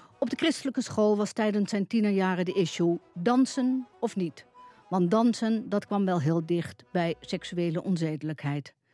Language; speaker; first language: Dutch; native; Dutch